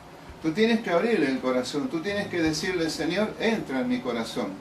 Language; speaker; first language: Spanish; native; Spanish